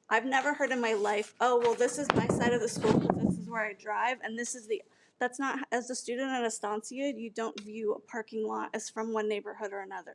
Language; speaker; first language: English; native; English